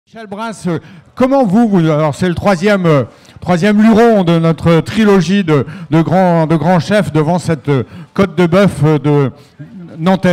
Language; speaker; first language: French; native; French